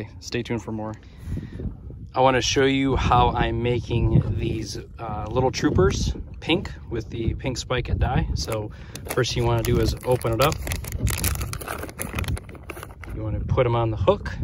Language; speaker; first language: English; native; English